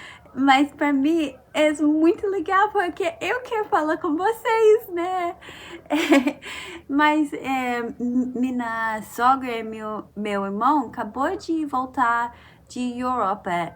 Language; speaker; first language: Portuguese; non-native, learner; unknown